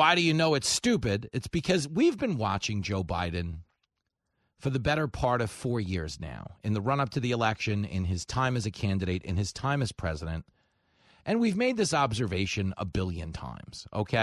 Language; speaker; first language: English; native; English